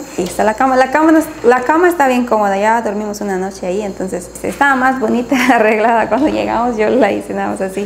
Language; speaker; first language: Spanish; native; Spanish